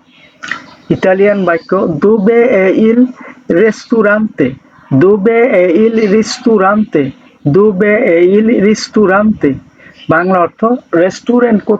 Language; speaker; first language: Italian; non-native, learner; Bangla